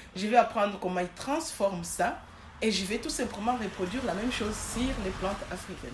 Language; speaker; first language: French; early bilingual, other home language; Luba-Lulua